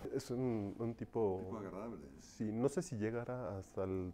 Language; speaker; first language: Spanish; native; Spanish